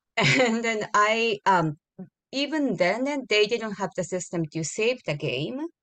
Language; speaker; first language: English; non-native, learner; Japanese